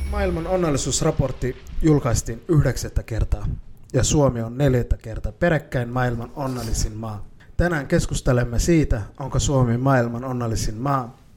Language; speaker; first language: Finnish; early bilingual, other home language; Somali